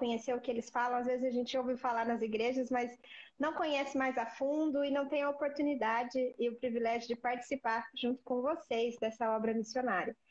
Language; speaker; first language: Portuguese; native; Portuguese